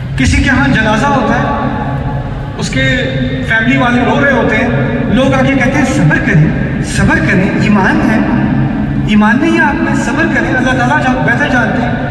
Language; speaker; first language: Urdu; early bilingual, heritage; Urdu